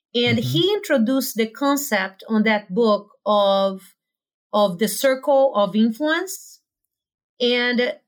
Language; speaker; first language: English; non-native, fluent; Portuguese